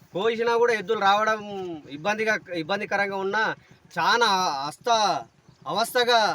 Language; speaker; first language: Telugu; native; Telugu